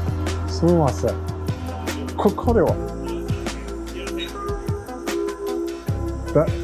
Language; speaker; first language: Japanese; non-native, learner; English